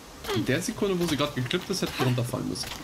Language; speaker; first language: German; native; German